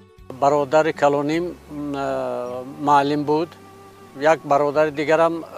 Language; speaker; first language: Persian; non-native, local second language; Shughni